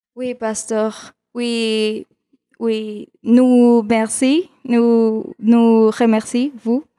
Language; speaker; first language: French; non-native, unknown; Spanish